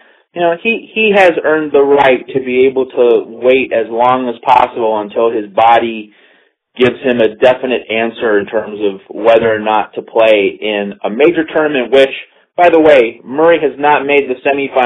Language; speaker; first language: English; native; English